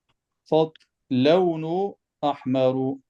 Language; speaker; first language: Arabic; non-native, fluent; Albanian